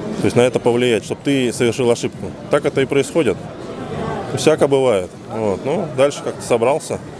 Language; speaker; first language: Russian; native; Russian